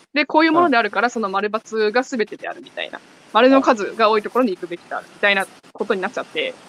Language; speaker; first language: Japanese; native; Japanese